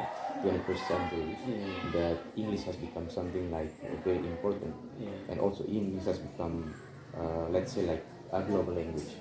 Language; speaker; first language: English; non-native, learner; Indonesian